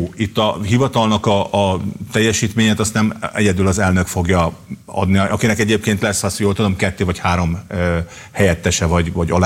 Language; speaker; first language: Hungarian; native; Hungarian